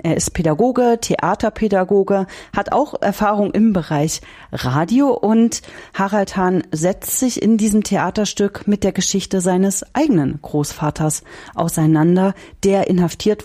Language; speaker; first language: German; native; German